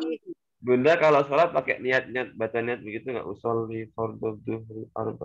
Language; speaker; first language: Indonesian; native; Indonesian